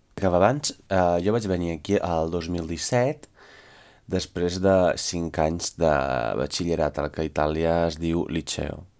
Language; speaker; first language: Catalan; non-native, fluent; Italian